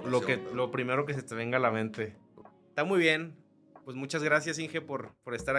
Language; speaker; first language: Spanish; native; Spanish